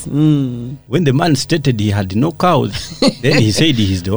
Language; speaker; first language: English; non-native, local second language; Ganda